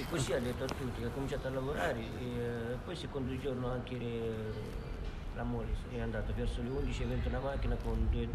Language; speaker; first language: Italian; non-native, fluent; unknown